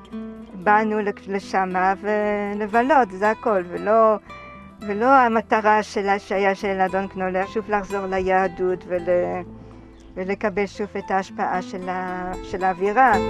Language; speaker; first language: Hebrew; non-native, fluent; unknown